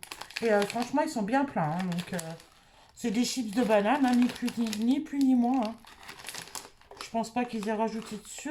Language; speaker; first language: French; native; French